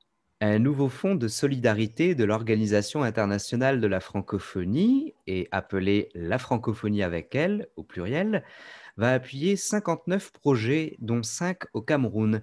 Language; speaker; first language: French; native; French